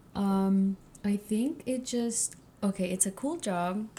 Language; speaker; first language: English; early bilingual, other home language; Spanish